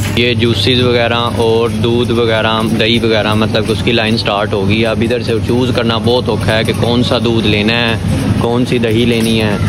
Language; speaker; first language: Urdu; native; Urdu